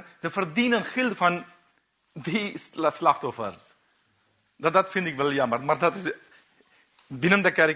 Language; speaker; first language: Dutch; non-native, learner; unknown